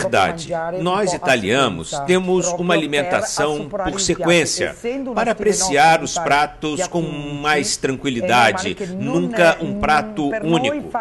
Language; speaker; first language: Portuguese; non-native, fluent; Italian